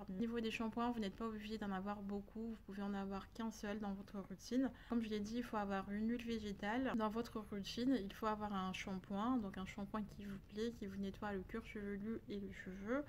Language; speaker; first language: French; native; French